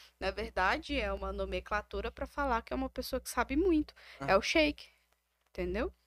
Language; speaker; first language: Portuguese; native; Portuguese